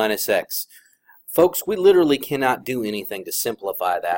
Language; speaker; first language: English; native; English